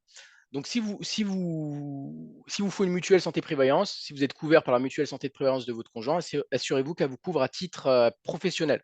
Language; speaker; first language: French; native; French